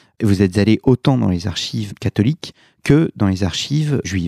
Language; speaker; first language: French; native; French